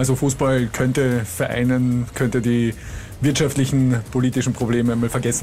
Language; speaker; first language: German; native; German